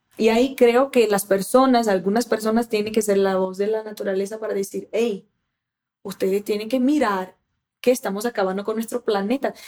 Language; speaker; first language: Spanish; non-native, fluent; Portuguese